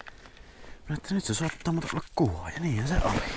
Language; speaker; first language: Finnish; native; Finnish